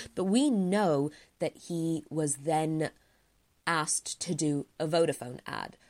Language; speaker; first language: English; native; English